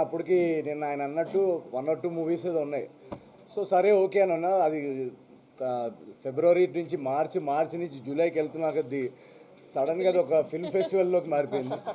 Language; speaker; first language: Telugu; native; Telugu